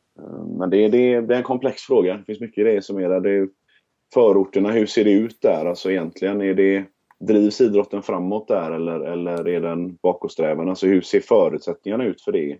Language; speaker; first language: Swedish; native; Swedish